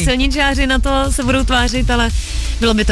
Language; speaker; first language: Czech; native; Czech